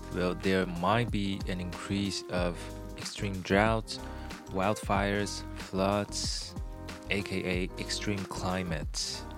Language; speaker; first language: English; non-native, fluent; Chinese